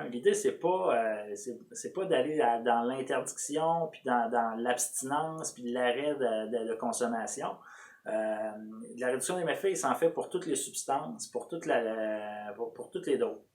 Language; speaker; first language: French; native; French